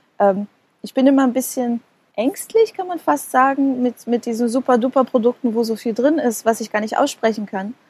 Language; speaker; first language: German; non-native, fluent; Portuguese